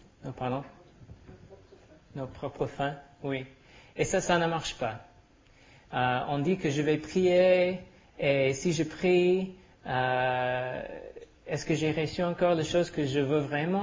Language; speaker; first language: French; non-native, learner; English